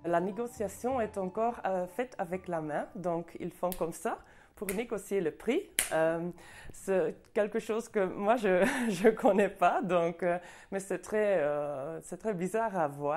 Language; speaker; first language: French; non-native, local second language; Dutch